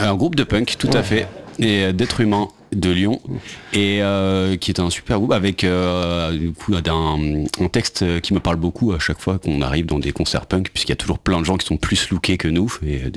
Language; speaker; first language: French; native; French